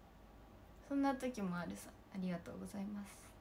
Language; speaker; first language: Japanese; native; Japanese